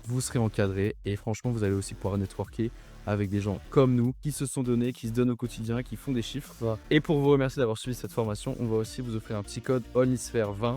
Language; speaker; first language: French; native; French